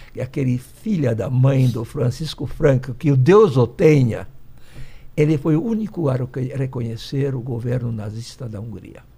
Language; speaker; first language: Portuguese; early bilingual, other home language; Hungarian